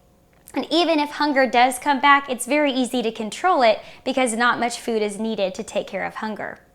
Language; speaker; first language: English; native; English